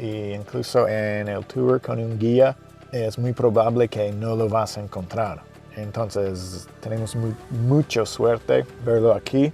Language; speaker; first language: Spanish; non-native, fluent; English